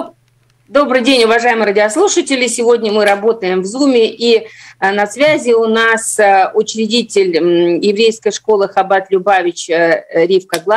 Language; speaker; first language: Russian; native; Russian